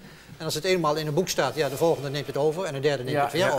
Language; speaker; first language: Dutch; native; Dutch